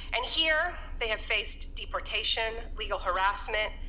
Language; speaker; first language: English; native; English